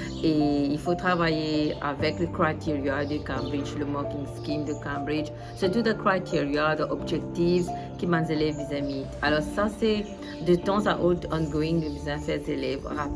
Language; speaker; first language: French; non-native, local second language; Morisyen